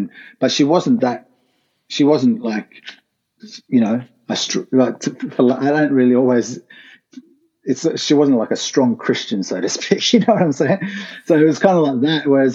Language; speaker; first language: English; native; English